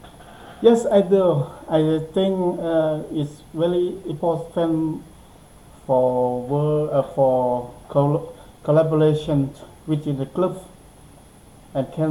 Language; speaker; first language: English; non-native, learner; Thai